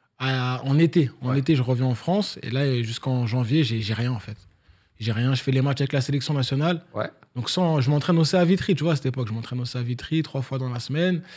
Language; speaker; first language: French; native; French